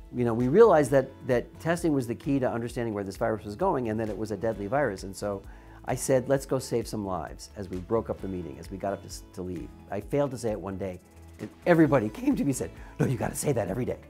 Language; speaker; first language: English; native; English